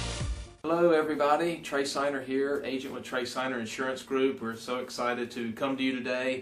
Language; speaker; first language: English; native; English